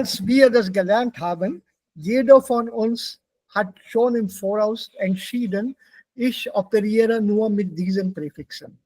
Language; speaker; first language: German; non-native, fluent; Hindi